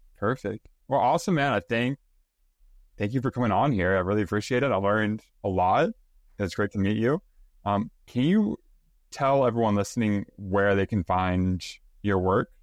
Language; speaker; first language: English; native; English